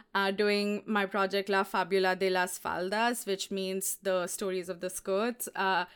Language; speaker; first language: English; non-native, local second language; Hindi